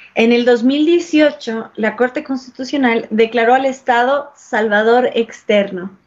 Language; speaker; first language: Spanish; early bilingual, heritage; English